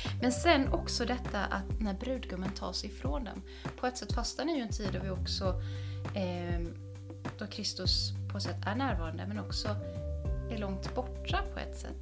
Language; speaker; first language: Swedish; native; Swedish